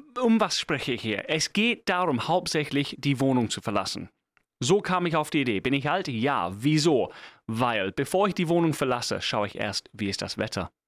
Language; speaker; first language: German; non-native, fluent; English